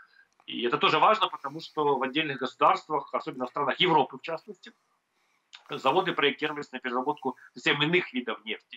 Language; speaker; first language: Russian; native; Russian